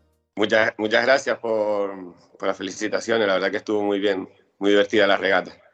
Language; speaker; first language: Spanish; native; Spanish